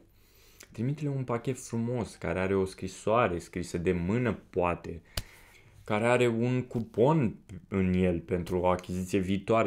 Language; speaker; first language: Romanian; native; Romanian